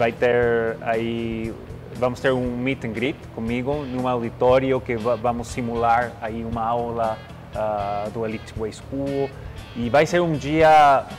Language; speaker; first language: Portuguese; non-native, learner; Spanish